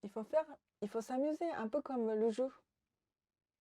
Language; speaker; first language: French; non-native, fluent; Japanese